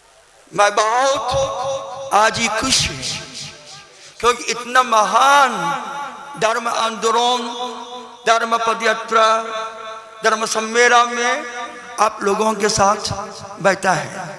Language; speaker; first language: Hindi; non-native, learner; Japanese